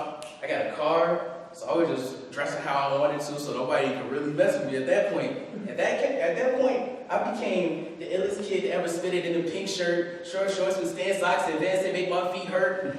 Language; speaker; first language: English; native; English